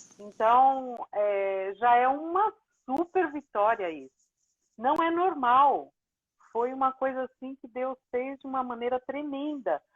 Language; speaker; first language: Portuguese; native; Portuguese